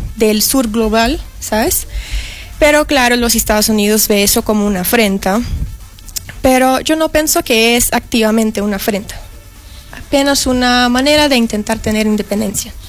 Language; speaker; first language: Spanish; non-native, fluent; Portuguese